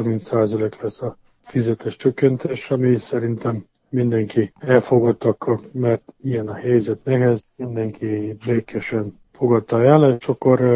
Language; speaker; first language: Hungarian; non-native, fluent; Serbian